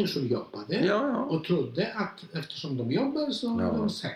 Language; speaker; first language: Swedish; non-native, fluent; Polish